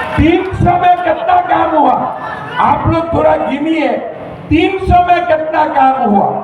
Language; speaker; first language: Hindi; non-native, local second language; Assamese